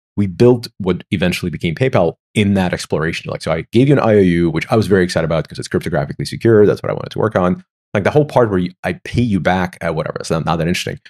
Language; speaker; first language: English; non-native, fluent; Ukrainian